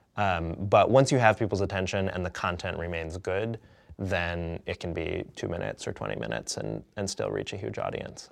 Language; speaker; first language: English; native; English